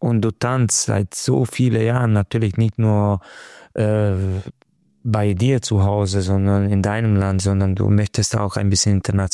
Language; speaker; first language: German; non-native, learner; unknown